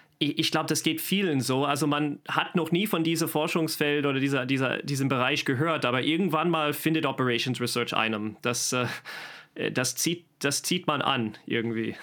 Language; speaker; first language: German; non-native, fluent; English